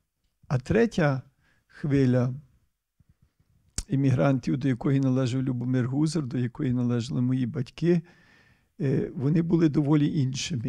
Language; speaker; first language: Ukrainian; early bilingual, heritage; Ukrainian